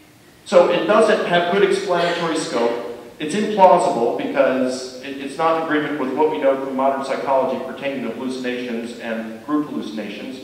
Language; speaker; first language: English; native; English